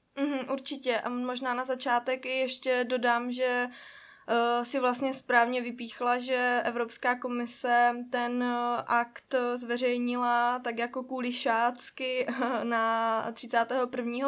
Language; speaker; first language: Czech; native; Czech